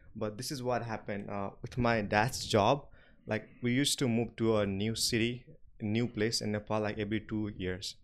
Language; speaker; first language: English; non-native, local second language; Nepali